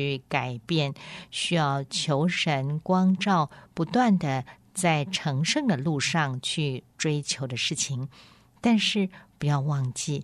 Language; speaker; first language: Chinese; native; Chinese